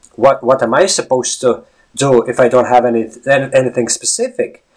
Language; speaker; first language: English; non-native, fluent; Latvian